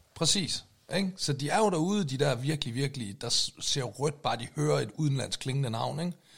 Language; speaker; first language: Danish; native; Danish